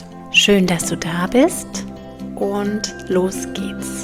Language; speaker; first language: German; native; German